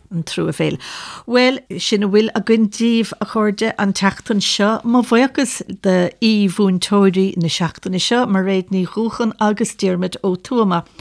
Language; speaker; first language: Irish; native; Irish